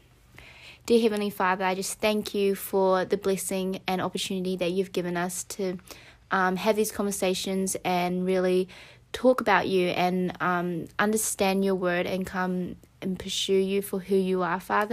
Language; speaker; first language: English; native; English